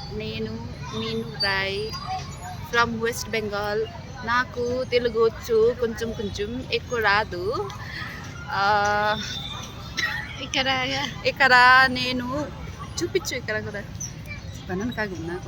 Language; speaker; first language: Telugu; non-native, learner; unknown